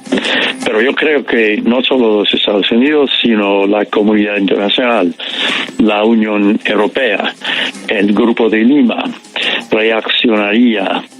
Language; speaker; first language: Spanish; non-native, fluent; English